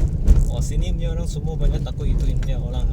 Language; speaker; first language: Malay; non-native, local second language; Chinese